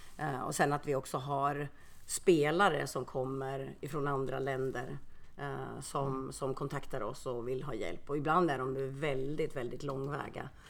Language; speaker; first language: Swedish; early bilingual, other home language; Finnish